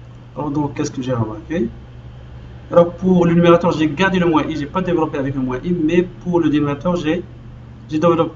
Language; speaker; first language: French; non-native, local second language; Arabic